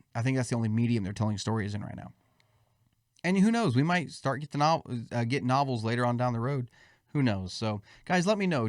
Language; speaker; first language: English; native; English